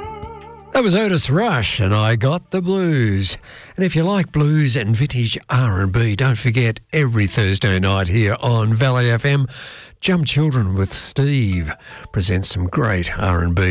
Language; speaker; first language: English; native; English